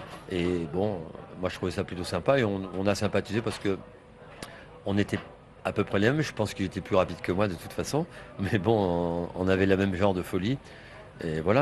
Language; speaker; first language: French; native; French